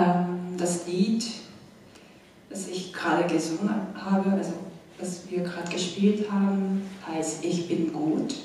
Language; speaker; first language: German; non-native, fluent; Korean